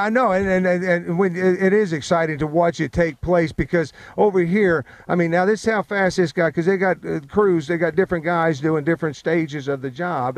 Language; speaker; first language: English; native; English